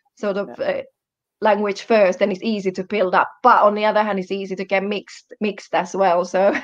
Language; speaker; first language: English; non-native, fluent; Finnish